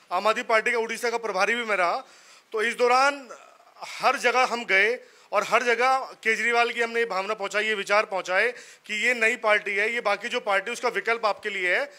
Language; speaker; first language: Hindi; native; Hindi